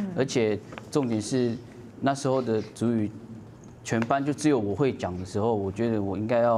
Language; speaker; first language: Chinese; non-native, local second language; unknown